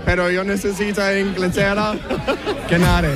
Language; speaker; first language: Spanish; non-native, learner; English